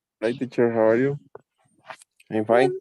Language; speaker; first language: English; non-native, learner; Spanish